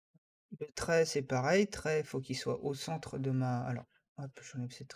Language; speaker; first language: French; native; French